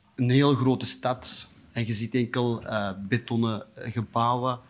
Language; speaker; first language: Dutch; non-native, local second language; Turkish